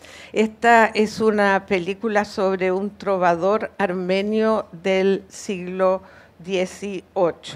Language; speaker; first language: Spanish; native; Spanish